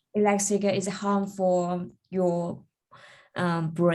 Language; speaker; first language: English; non-native, learner; Chinese